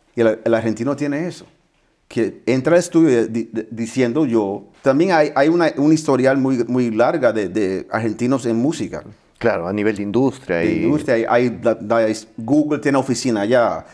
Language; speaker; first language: Spanish; early bilingual, heritage; Spanish